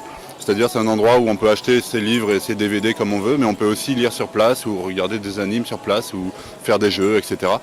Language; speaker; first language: French; native; French